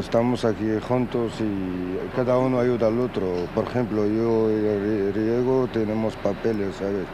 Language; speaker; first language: Spanish; non-native, learner; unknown